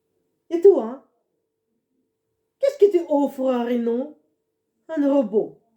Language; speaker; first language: French; non-native, fluent; Russian